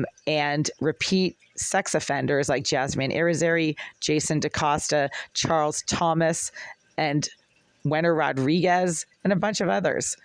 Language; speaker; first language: English; native; English